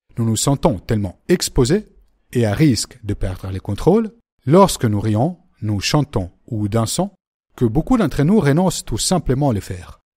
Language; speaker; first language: French; native; French